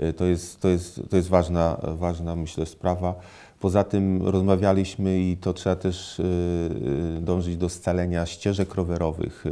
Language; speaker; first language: Polish; native; Polish